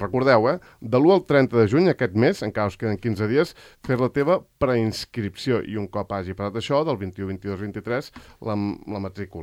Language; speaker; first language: Catalan; native; Catalan